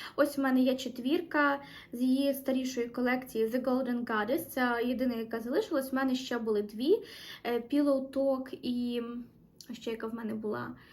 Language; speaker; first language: Ukrainian; non-native, local second language; Russian